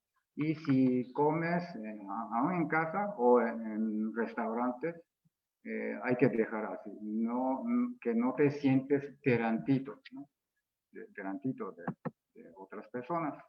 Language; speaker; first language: Spanish; non-native, fluent; Japanese